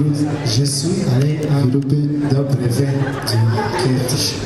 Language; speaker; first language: French; non-native, learner; Kinyarwanda